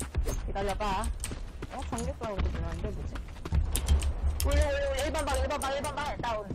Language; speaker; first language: Korean; native; Korean